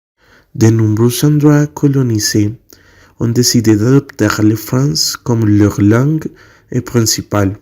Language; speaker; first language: French; non-native, learner; Spanish